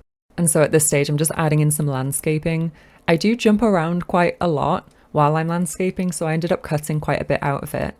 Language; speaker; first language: English; native; English